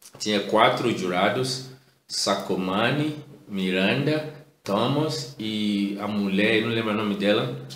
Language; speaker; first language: Portuguese; non-native, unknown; Yoruba